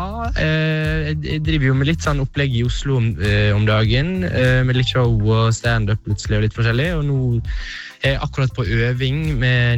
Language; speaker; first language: Norwegian; native; Norwegian